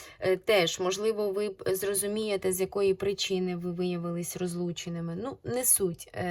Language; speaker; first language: Ukrainian; non-native, local second language; Russian